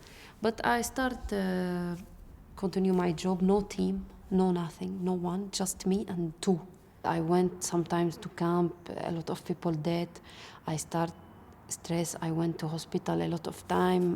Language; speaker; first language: English; non-native, learner; Arabic